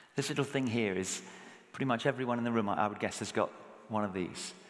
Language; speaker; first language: English; native; English